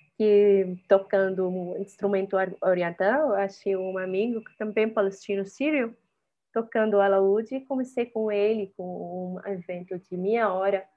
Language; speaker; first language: Portuguese; non-native, fluent; Arabic